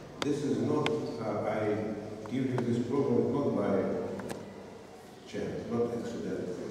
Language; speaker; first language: English; non-native, fluent; Russian